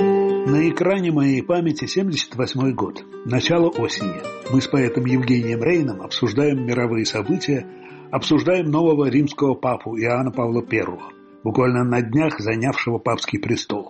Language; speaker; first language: Russian; native; Russian